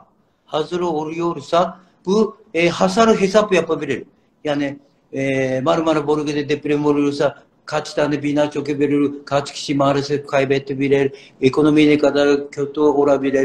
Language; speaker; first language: Turkish; non-native, learner; Japanese